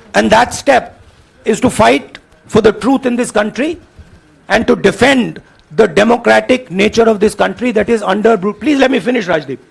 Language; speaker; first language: English; non-native, local second language; Hindi